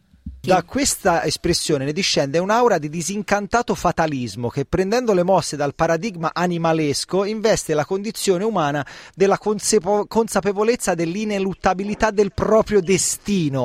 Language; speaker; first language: Italian; native; Italian